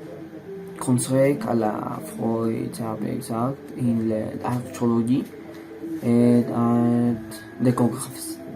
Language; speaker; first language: French; non-native, learner; Spanish